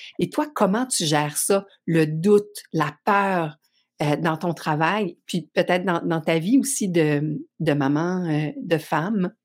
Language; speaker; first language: French; native; French